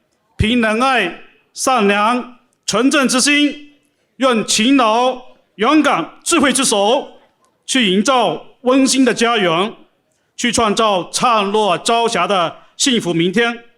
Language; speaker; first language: Chinese; native; Chinese